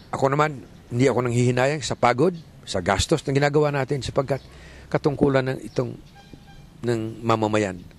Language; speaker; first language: Filipino; native; Filipino